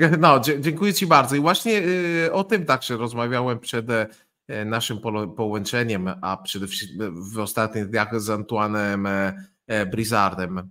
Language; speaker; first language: Polish; non-native, fluent; Italian